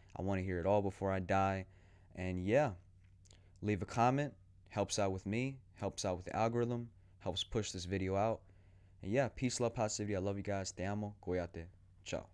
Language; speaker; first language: English; native; English